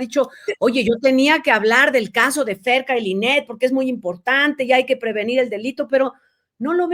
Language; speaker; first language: Spanish; native; Spanish